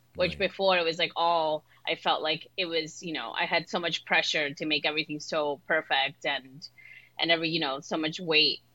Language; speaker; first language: English; early bilingual, other home language; Spanish